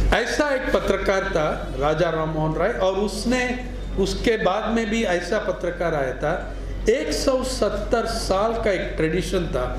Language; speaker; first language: Hindi; non-native, local second language; Telugu